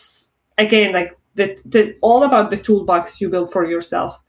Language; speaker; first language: English; non-native, fluent; Arabic